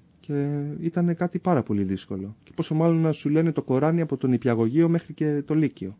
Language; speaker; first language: Greek; early bilingual, other home language; Persian